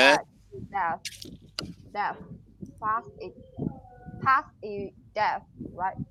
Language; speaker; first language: English; non-native, learner; Vietnamese